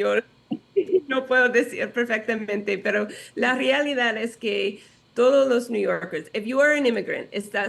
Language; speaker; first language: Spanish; non-native, learner; English